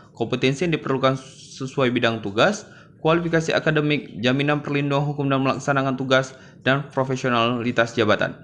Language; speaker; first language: Indonesian; native; Indonesian